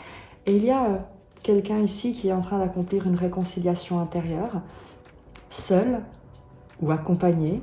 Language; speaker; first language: French; native; French